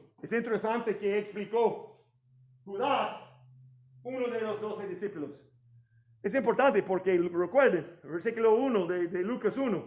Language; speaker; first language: Spanish; non-native, fluent; English